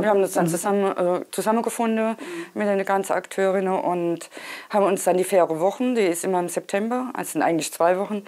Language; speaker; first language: German; native; German